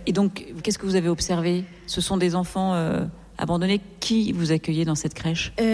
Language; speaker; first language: French; native; French